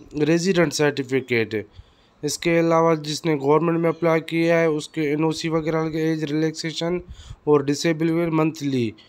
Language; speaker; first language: Urdu; non-native, local second language; Sindhi